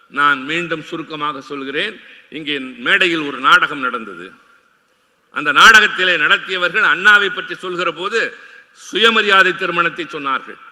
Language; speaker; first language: Tamil; native; Tamil